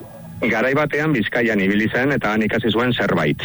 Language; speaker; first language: Basque; non-native, local second language; Spanish